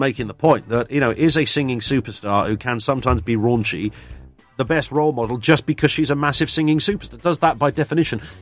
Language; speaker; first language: English; native; English